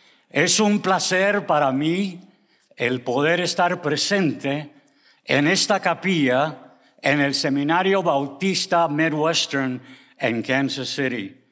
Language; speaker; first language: Spanish; early bilingual, heritage; Spanish